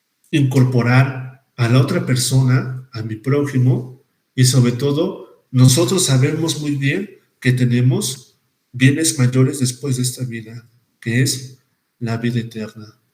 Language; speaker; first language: Spanish; native; Spanish